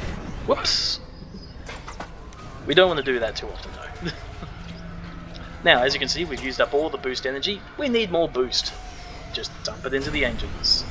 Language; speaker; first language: English; native; English